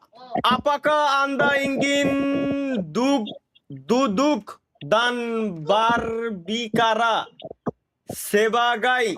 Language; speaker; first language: Indonesian; non-native, learner; Bangla